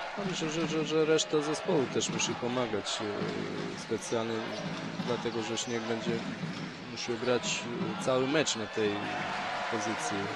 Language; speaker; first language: Polish; non-native, fluent; Bosnian